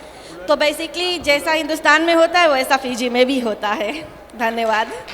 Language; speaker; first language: Hindi; early bilingual, heritage; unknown